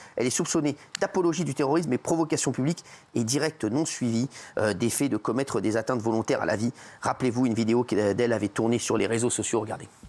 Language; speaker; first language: French; native; French